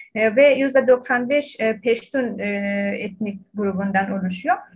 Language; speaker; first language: Turkish; non-native, fluent; Persian